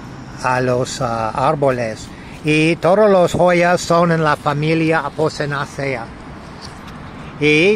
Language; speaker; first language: Spanish; non-native, learner; English